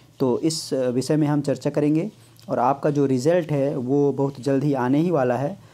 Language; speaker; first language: Hindi; native; Hindi